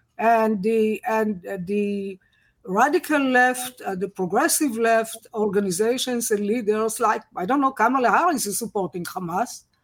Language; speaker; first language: English; non-native, fluent; Hebrew